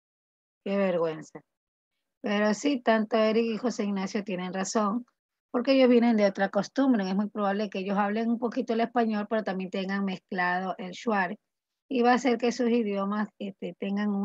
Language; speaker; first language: Spanish; native; Spanish